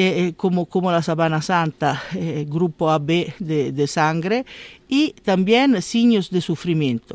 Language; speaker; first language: Spanish; non-native, learner; Italian